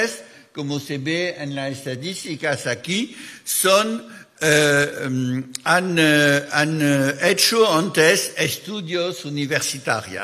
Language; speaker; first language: Spanish; non-native, fluent; French